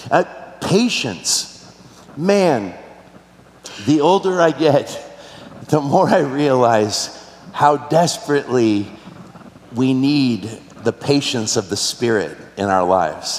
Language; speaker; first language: English; native; English